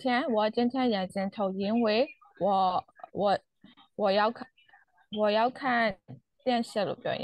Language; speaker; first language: Chinese; non-native, learner; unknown